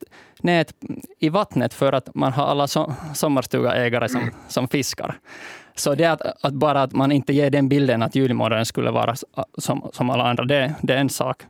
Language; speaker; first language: Swedish; native; Swedish